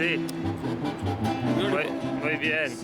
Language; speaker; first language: Spanish; non-native, learner; English